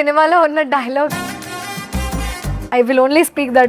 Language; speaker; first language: Telugu; non-native, learner; Hindi